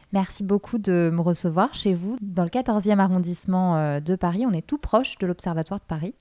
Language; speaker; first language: French; native; French